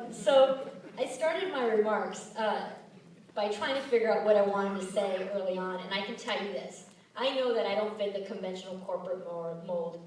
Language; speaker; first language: English; early bilingual, other home language; Spanish